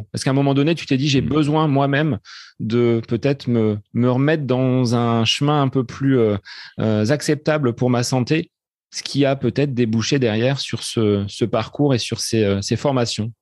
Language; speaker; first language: French; native; French